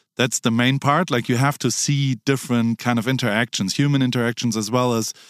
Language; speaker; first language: English; non-native, fluent; German